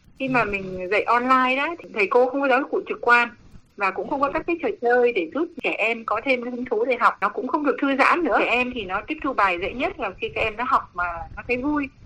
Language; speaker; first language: Vietnamese; native; Vietnamese